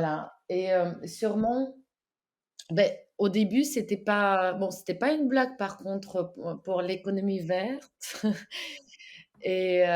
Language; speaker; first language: French; non-native, fluent; Ukrainian